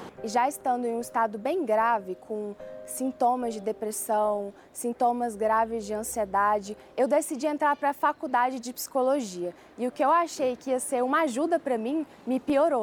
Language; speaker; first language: Portuguese; early bilingual, other home language; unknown